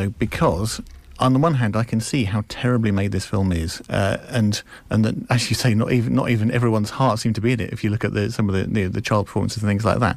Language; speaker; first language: English; native; English